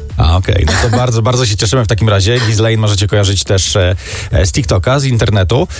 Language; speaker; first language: Polish; native; Polish